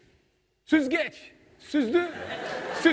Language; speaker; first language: Turkish; non-native, fluent; Italian